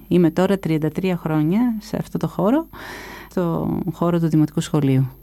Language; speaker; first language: Greek; native; Greek